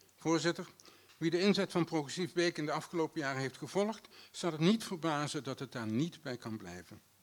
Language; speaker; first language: Dutch; native; Dutch